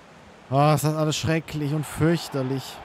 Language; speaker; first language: German; native; German